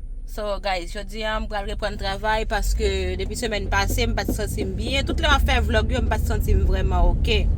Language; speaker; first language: French; non-native, learner; Haitian Creole